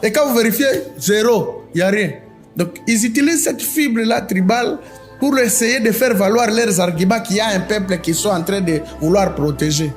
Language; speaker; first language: French; non-native, local second language; Swahili